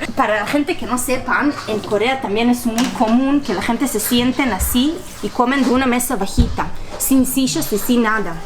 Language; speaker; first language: Spanish; non-native, fluent; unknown